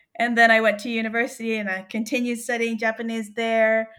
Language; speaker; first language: English; native; English